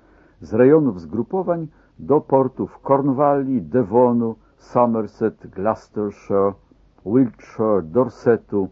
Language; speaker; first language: Polish; native; Polish